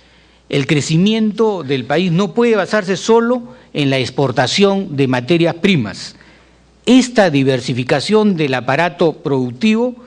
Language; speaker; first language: Spanish; native; Spanish